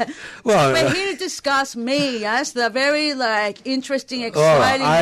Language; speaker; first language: English; native; English